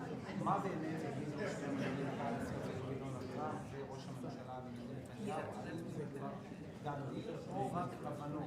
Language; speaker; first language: Hebrew; native; Hebrew